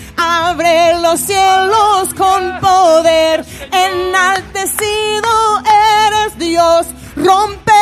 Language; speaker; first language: Spanish; non-native, fluent; English